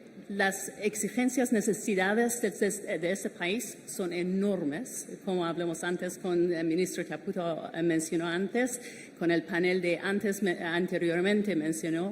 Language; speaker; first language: Spanish; non-native, fluent; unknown